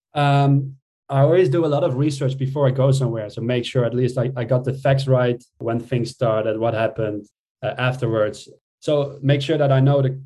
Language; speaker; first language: English; non-native, fluent; Dutch